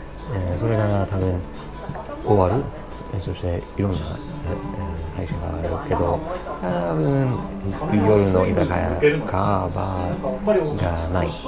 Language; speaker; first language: Japanese; non-native, learner; English